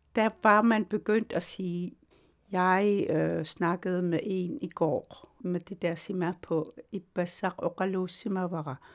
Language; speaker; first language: Danish; non-native, local second language; Kalaallisut